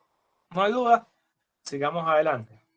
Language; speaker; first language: Spanish; native; Spanish